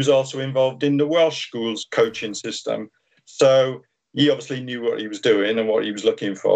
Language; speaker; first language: English; native; English